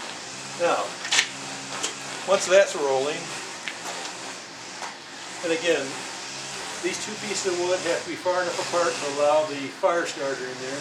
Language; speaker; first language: English; native; English